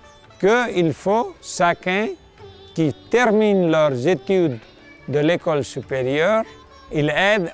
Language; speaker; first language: French; non-native, fluent; Nepali